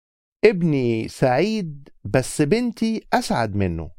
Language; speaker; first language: Arabic; native; Arabic